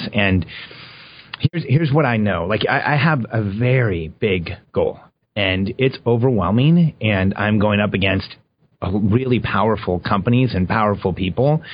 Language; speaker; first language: English; early bilingual, other home language; Spanish